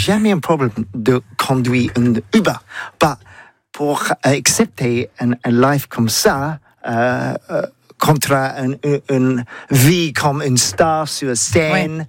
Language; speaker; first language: French; non-native, learner; English